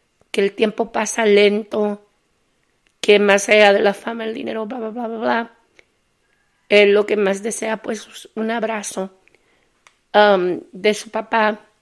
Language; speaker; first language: Spanish; early bilingual, heritage; Spanish